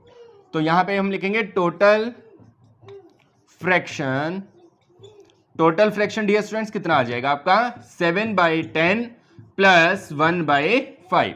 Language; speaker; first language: Hindi; native; Hindi